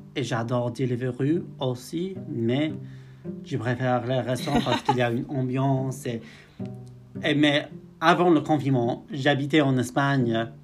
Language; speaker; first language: French; non-native, fluent; English